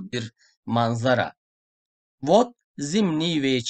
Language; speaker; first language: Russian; non-native, fluent; Turkish